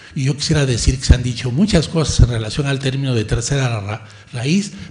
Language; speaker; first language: Spanish; native; Spanish